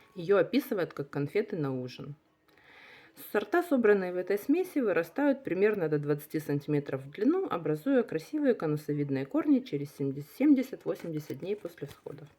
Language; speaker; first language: Russian; non-native, local second language; Ukrainian